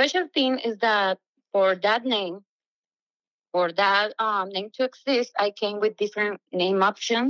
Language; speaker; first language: English; non-native, fluent; Spanish